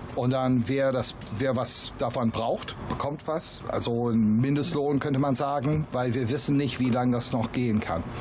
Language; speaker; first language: German; non-native, fluent; English